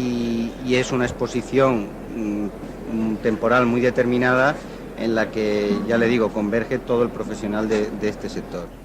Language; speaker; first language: Spanish; native; Spanish